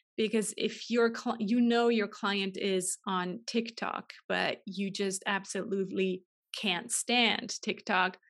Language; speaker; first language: English; non-native, fluent; German